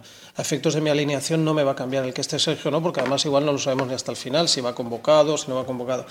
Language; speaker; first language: Spanish; native; Spanish